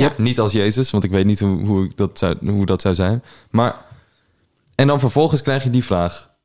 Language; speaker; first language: Dutch; early bilingual, other home language; Persian